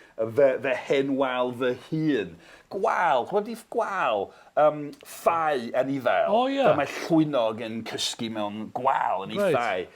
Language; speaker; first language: Welsh; non-native, fluent; English